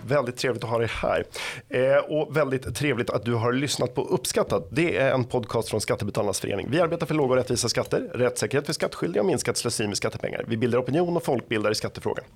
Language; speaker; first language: Swedish; native; Swedish